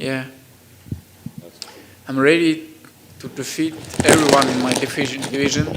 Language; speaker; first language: English; non-native, learner; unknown